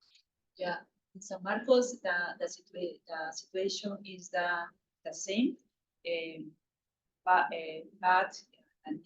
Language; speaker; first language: English; non-native, local second language; Spanish